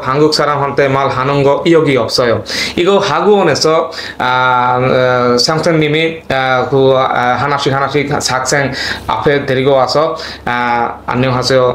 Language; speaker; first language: Korean; non-native, learner; Bangla